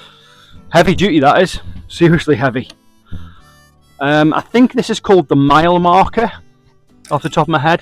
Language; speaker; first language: English; native; English